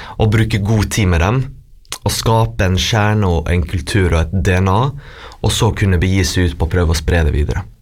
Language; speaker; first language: Norwegian; native; Norwegian